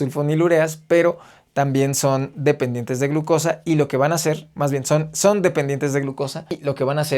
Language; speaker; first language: Spanish; native; Spanish